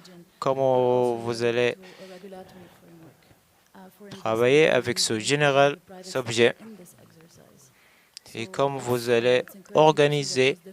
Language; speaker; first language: French; non-native, learner; Arabic